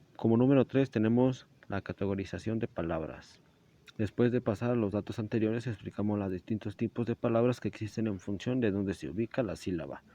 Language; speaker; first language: Spanish; native; Spanish